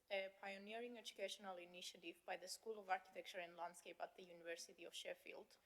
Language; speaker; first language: English; non-native, fluent; Greek